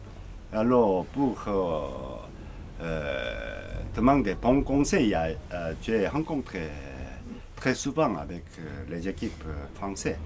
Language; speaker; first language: French; non-native, learner; Korean